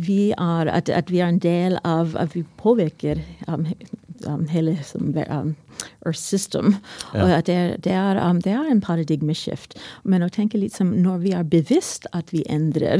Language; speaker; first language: Norwegian; non-native, fluent; English